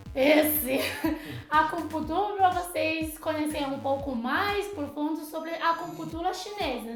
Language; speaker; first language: Portuguese; non-native, fluent; Chinese